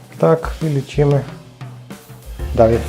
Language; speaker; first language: Polish; non-native, learner; Ukrainian